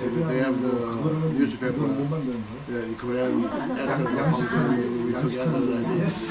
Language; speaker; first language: English; non-native, learner; Korean